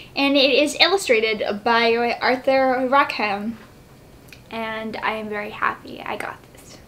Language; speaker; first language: English; native; English